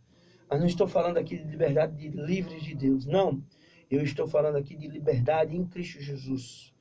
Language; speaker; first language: Portuguese; native; Portuguese